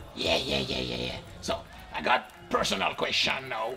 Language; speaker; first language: English; non-native, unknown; French